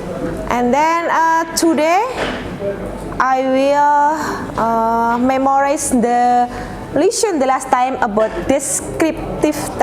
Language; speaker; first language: English; non-native, learner; Indonesian